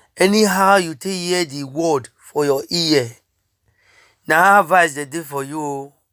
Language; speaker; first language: Nigerian Pidgin; non-native, local second language; Bini